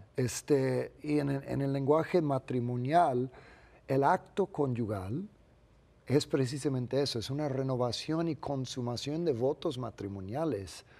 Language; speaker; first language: Spanish; non-native, fluent; English